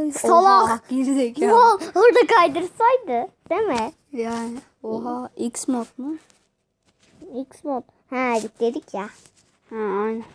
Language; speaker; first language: Turkish; native; Turkish